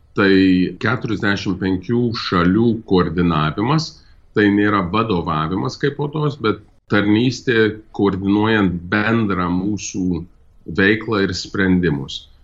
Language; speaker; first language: Lithuanian; early bilingual, heritage; Lithuanian